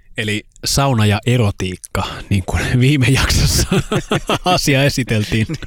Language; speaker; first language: Finnish; native; Finnish